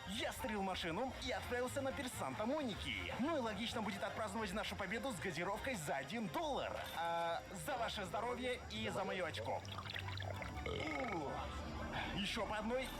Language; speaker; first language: Russian; native; Russian